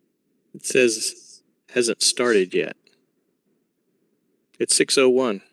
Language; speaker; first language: English; native; English